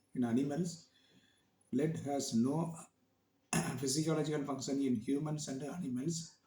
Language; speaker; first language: English; non-native, local second language; Tamil